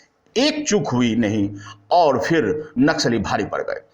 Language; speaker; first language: Hindi; native; Hindi